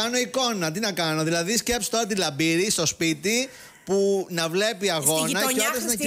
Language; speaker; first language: Greek; native; Greek